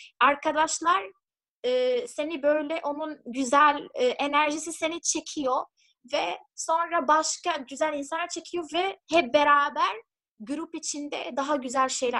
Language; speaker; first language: Turkish; non-native, fluent; Arabic